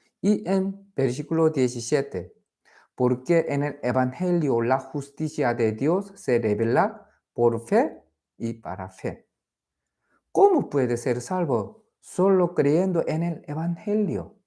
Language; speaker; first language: Spanish; non-native, fluent; Korean